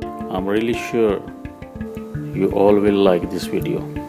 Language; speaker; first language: English; non-native, local second language; Urdu